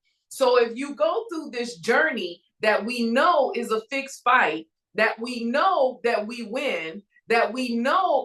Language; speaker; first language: English; native; English